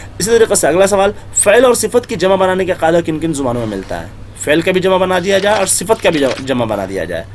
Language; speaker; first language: Urdu; native; Urdu